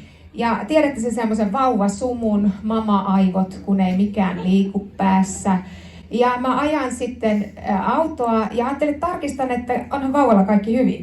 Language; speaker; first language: Finnish; native; Finnish